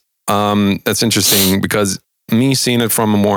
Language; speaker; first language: English; non-native, fluent; German